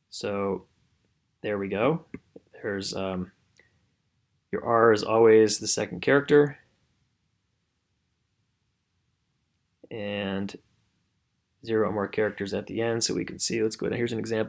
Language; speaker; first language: English; native; English